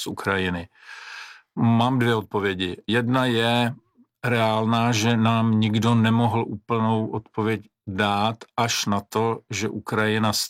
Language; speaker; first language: Czech; non-native, local second language; Ukrainian